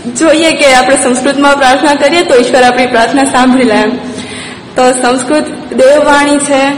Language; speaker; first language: Gujarati; non-native, local second language; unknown